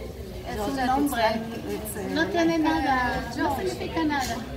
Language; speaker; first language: Spanish; non-native, fluent; Hebrew